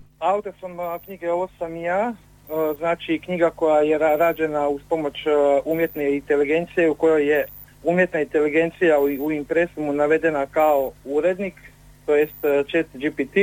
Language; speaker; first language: Serbian; native; Serbian